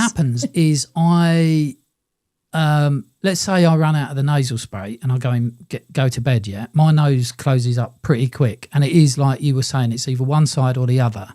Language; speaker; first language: English; native; English